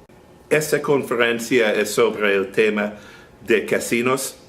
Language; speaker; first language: Spanish; non-native, learner; English